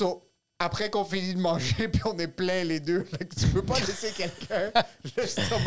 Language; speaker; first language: French; native; French